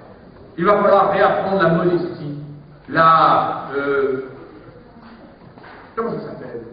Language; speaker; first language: French; native; French